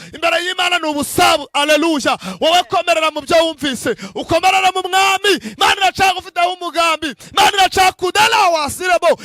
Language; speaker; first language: Kinyarwanda; native; Kinyarwanda